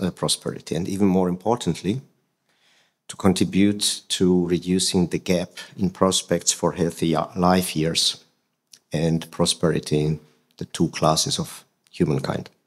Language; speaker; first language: English; non-native, fluent; Hungarian